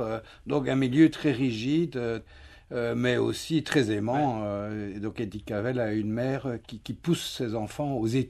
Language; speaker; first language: French; native; French